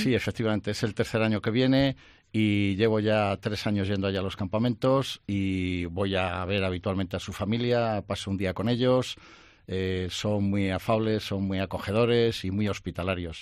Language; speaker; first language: Spanish; native; Spanish